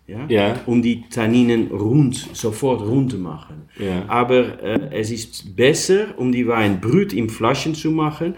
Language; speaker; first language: German; non-native, learner; Dutch